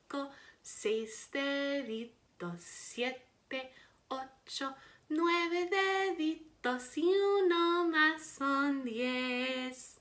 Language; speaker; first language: Spanish; non-native, learner; English